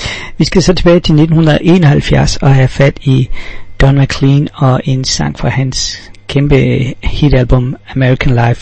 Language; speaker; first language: Danish; native; Danish